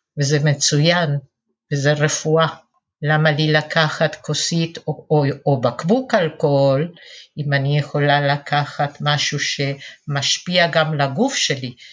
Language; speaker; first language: Hebrew; non-native, fluent; Spanish